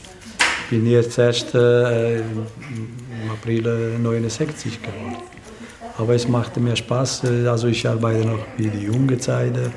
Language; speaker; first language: German; non-native, learner; Italian